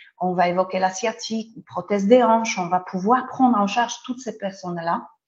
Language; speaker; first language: French; non-native, fluent; Polish